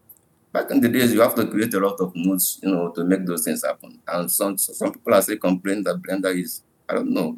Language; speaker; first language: English; non-native, local second language; Igbo